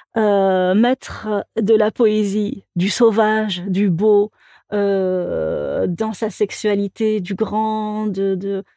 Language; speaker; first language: French; native; French